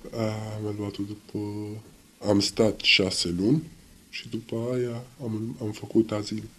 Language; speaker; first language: Romanian; non-native, learner; Arabic